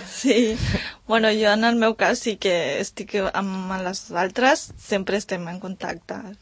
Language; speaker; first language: Catalan; non-native, learner; Spanish